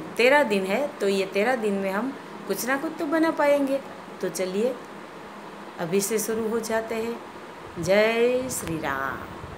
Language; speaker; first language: Hindi; non-native, local second language; Gujarati